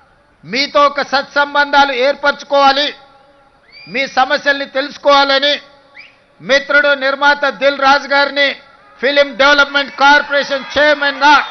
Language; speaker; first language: Telugu; native; Telugu